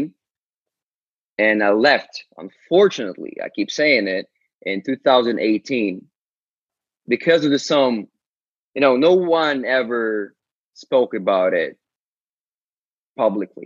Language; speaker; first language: English; non-native, fluent; Ukrainian